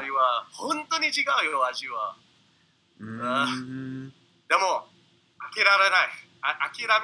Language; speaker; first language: Japanese; non-native, learner; English